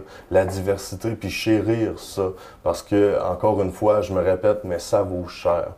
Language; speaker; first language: French; native; French